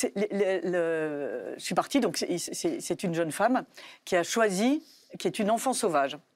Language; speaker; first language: French; native; French